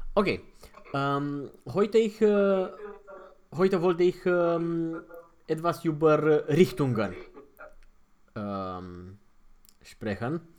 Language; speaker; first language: German; non-native, fluent; Romanian